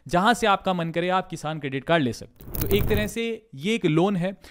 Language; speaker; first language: Hindi; native; Hindi